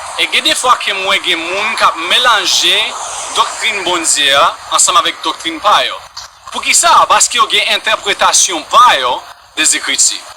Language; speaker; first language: Haitian Creole; non-native, fluent; English